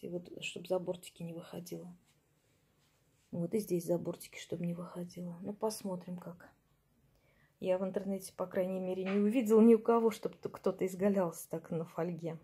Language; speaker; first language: Russian; native; Russian